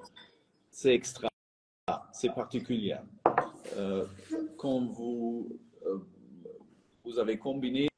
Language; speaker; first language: French; non-native, fluent; German